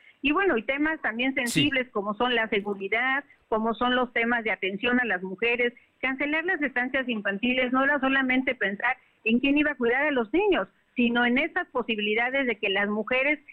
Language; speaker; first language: Spanish; native; Spanish